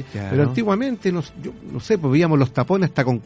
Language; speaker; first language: Spanish; native; Spanish